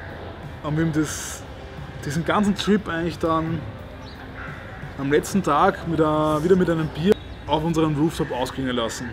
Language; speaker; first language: German; native; German